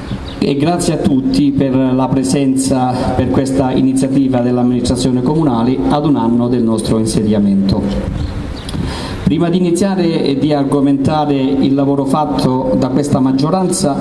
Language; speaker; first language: Italian; native; Italian